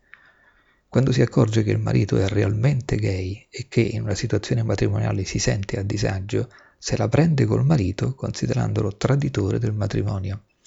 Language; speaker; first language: Italian; native; Italian